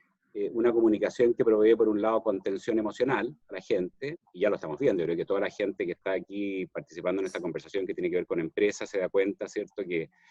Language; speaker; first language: Spanish; native; Spanish